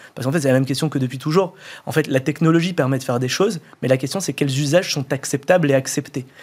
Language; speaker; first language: French; native; French